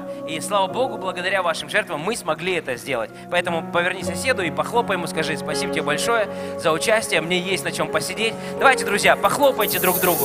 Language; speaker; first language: Russian; native; Russian